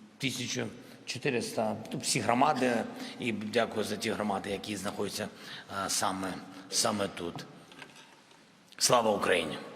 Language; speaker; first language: Ukrainian; non-native, local second language; Russian